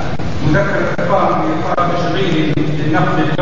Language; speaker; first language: Arabic; native; Arabic